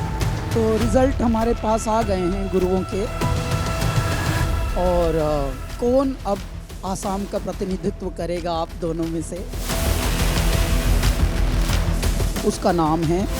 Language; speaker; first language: Hindi; native; Hindi